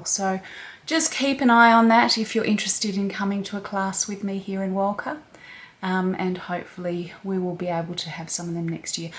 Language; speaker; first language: English; native; English